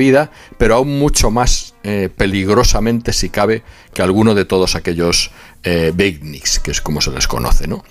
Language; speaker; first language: Spanish; native; Spanish